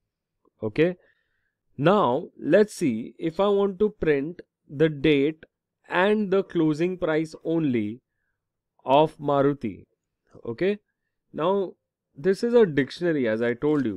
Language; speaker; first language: English; non-native, local second language; Hindi